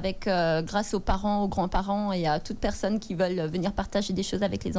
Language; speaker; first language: French; native; French